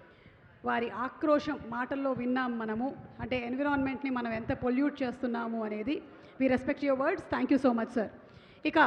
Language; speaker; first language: Telugu; native; Telugu